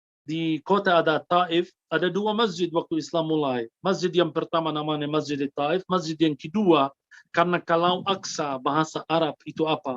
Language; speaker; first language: Indonesian; non-native, fluent; Arabic